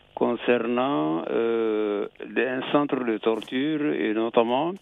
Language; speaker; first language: French; non-native, local second language; Bambara